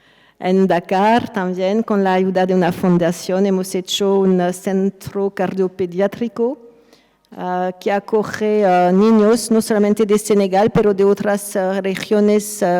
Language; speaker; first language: Spanish; non-native, fluent; French